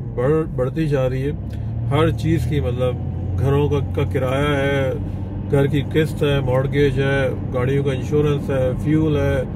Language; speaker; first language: Urdu; native; Urdu